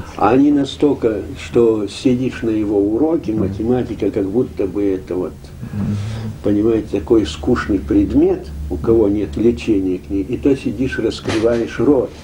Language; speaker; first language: Russian; early bilingual, heritage; Russian